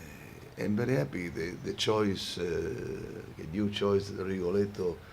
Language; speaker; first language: English; non-native, fluent; Italian